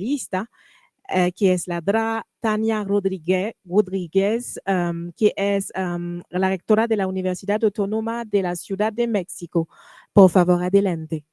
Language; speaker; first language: Spanish; non-native, learner; French